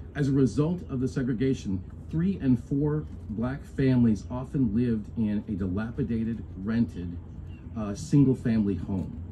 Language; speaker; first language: English; native; English